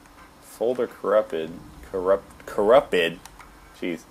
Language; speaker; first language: English; native; English